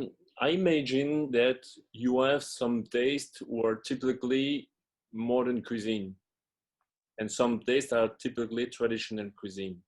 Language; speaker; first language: English; non-native, fluent; French